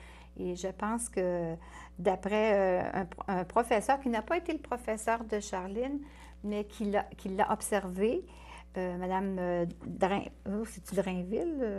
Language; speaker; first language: French; native; French